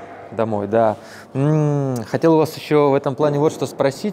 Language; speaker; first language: Russian; native; Russian